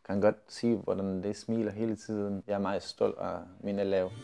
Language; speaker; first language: Danish; non-native, learner; Spanish